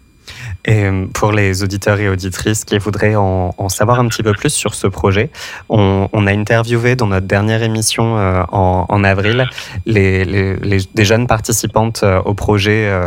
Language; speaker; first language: French; native; French